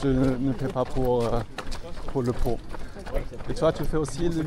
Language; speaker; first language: French; non-native, fluent; German